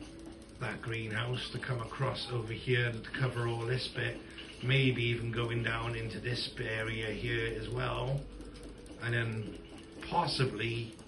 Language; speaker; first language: English; native; English